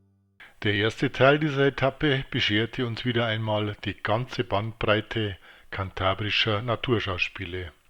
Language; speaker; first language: German; native; German